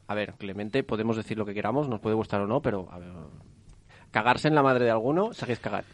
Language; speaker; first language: Spanish; non-native, local second language; Catalan